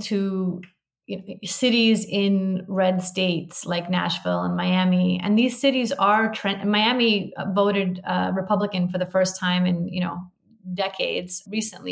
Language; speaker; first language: English; native; English